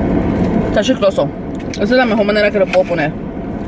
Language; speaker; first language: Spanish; early bilingual, heritage; Spanish